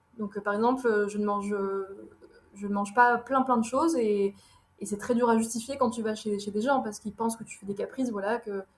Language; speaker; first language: French; early bilingual, other home language; Arabic